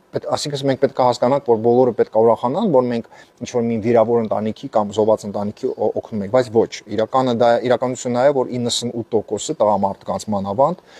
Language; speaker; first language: Armenian; native; Armenian